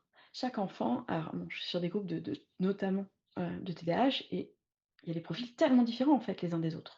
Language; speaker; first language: French; native; French